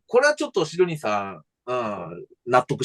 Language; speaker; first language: Japanese; native; Japanese